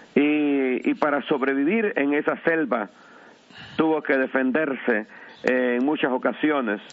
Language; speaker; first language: Spanish; native; Spanish